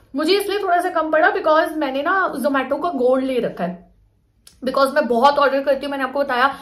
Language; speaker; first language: Hindi; native; Hindi